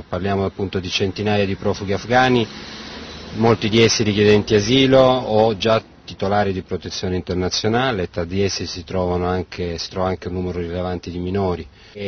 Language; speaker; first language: Italian; native; Italian